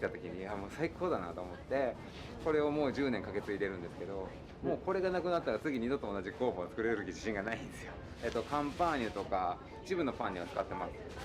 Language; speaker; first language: Japanese; native; Japanese